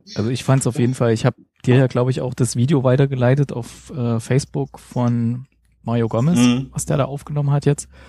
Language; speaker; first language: German; native; German